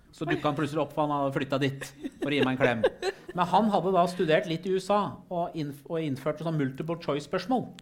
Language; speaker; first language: Norwegian; early bilingual, other home language; Persian